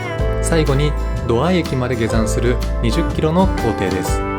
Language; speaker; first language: Japanese; native; Japanese